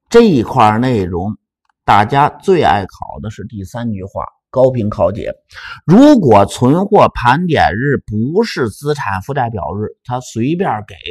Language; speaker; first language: Chinese; native; Chinese